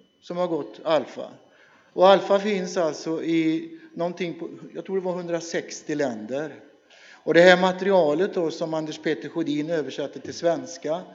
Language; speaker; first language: Swedish; native; Swedish